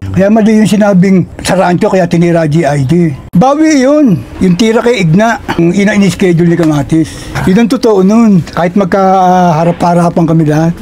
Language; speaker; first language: Filipino; native; Filipino